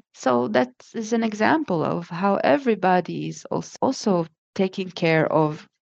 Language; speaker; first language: English; non-native, fluent; Hebrew